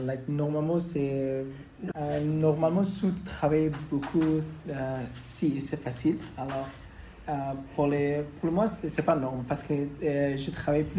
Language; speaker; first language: French; non-native, learner; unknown